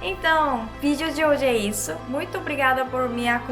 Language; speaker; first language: Portuguese; non-native, fluent; Korean